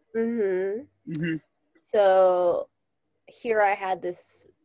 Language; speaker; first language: English; non-native, fluent; Japanese